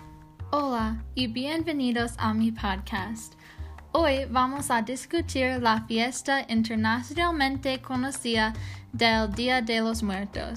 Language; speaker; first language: Spanish; non-native, learner; English